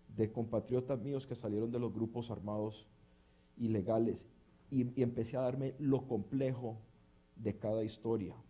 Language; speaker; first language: Spanish; early bilingual, heritage; Spanish